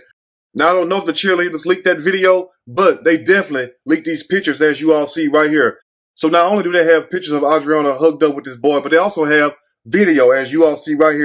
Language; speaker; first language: English; native; English